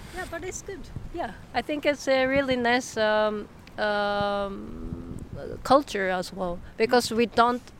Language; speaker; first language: English; non-native, learner; Japanese